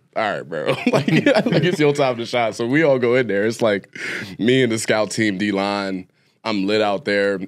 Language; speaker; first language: English; native; English